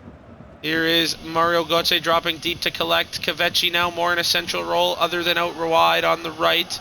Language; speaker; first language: English; native; English